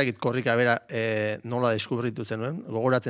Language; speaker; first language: Basque; native; Basque